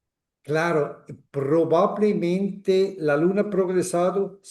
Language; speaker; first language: Spanish; non-native, fluent; German